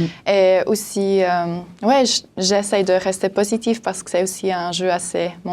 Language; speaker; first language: French; non-native, local second language; German